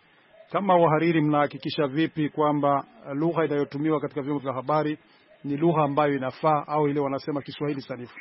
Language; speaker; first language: Swahili; non-native, local second language; Rundi